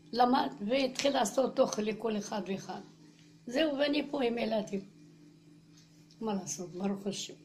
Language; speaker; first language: Hebrew; non-native, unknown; Arabic